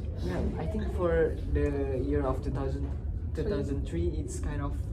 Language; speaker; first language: English; non-native, local second language; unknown